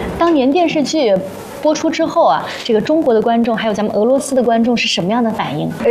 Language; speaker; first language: Chinese; native; Chinese